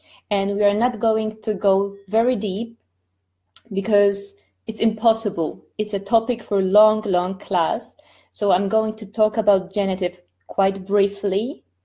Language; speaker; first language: English; non-native, fluent; Polish